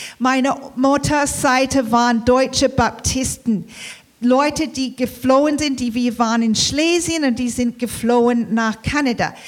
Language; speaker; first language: German; early bilingual, heritage; English